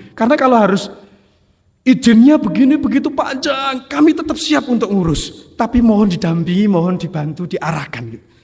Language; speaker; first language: Indonesian; non-native, local second language; Javanese